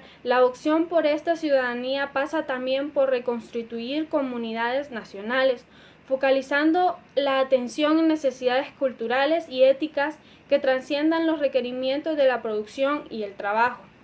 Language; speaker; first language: Spanish; native; Spanish